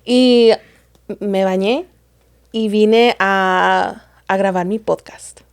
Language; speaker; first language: Spanish; early bilingual, heritage; Spanish